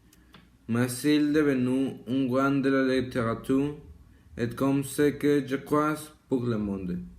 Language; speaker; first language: French; non-native, learner; Spanish